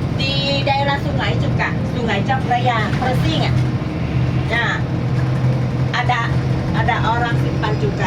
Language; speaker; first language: Indonesian; non-native, learner; Thai